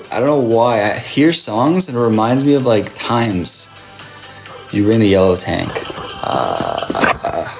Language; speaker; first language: English; native; English